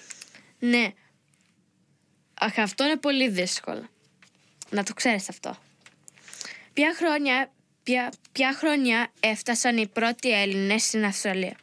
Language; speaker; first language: Greek; early bilingual, heritage; English